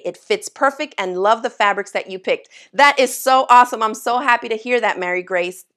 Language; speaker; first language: English; native; English